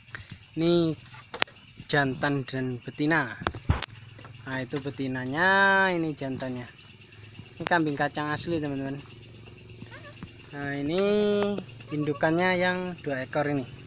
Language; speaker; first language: Indonesian; native; Indonesian